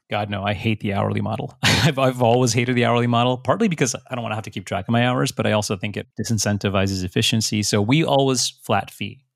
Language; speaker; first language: English; early bilingual, other home language; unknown